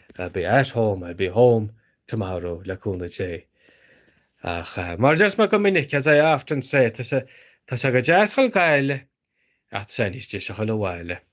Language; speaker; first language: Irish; native; Irish